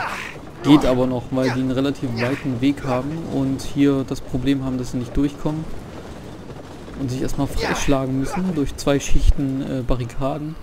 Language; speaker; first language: German; native; German